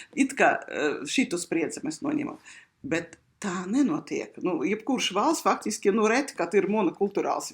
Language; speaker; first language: Latvian; non-native, local second language; Russian